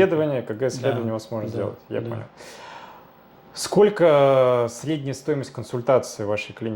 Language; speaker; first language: Russian; native; Russian